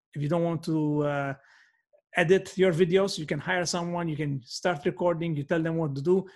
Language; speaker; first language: English; non-native, fluent; Maltese